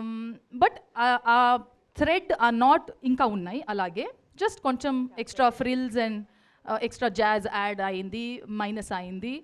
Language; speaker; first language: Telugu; non-native, local second language; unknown